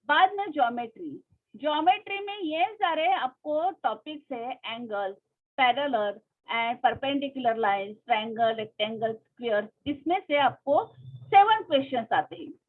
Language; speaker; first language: Hindi; non-native, local second language; Marathi